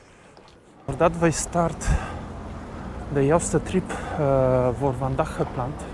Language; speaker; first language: Dutch; non-native, learner; Polish